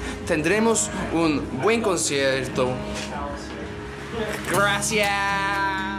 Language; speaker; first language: Spanish; non-native, learner; English